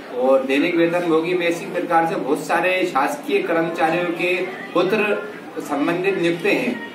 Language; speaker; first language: Hindi; native; Hindi